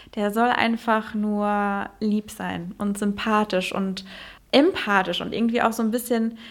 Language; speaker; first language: German; early bilingual, heritage; Dutch